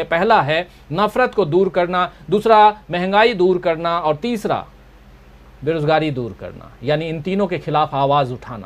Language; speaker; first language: Hindi; native; Hindi